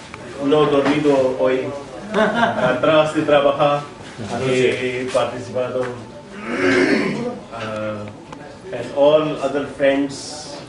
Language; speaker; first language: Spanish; non-native, learner; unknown